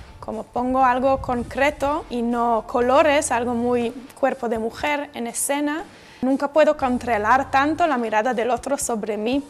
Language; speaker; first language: Spanish; non-native, fluent; Hebrew